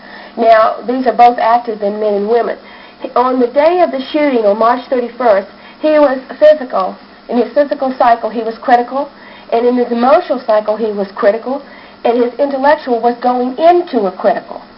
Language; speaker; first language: English; native; English